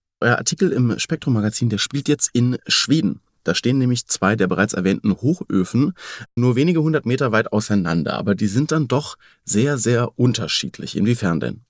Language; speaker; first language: German; native; German